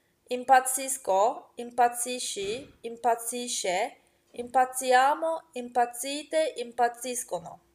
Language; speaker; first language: Italian; non-native, fluent; Turkish